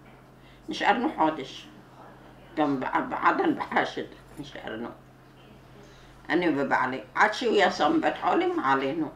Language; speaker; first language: Hebrew; non-native, learner; Arabic